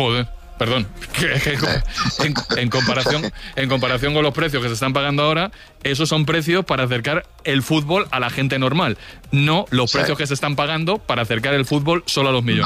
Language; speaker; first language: Spanish; native; Spanish